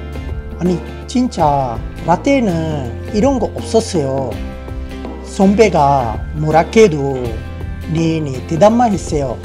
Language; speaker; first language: Korean; non-native, fluent; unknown